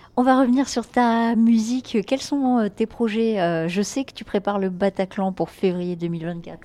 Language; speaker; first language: French; native; French